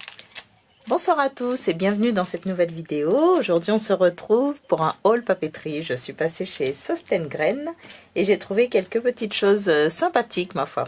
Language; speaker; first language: French; native; French